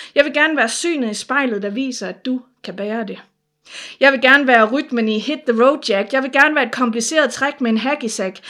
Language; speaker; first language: Danish; native; Danish